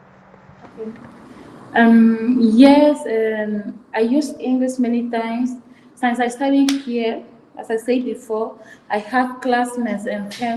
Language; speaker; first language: English; non-native, fluent; Fang